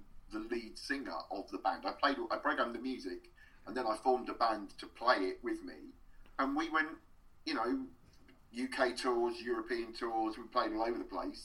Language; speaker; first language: English; native; English